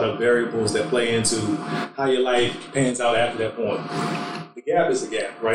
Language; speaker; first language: English; native; English